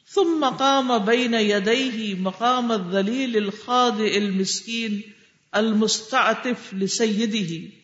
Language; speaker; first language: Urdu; native; Urdu